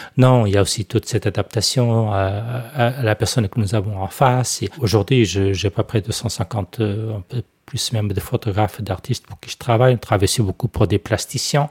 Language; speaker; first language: French; non-native, fluent; Portuguese